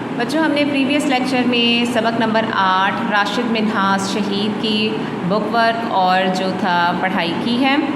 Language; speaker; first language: Hindi; non-native, local second language; Punjabi